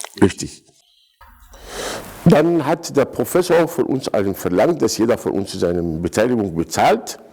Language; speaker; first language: German; non-native, fluent; Arabic